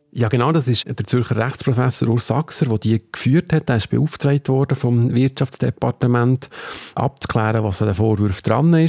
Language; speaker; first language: German; native; German